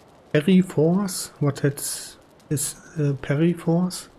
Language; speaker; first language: English; non-native, learner; German